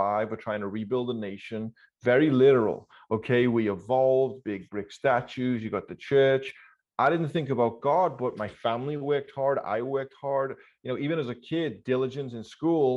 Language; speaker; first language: English; native; English